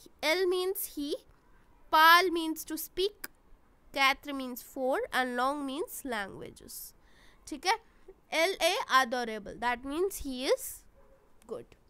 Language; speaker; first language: English; non-native, local second language; Hindi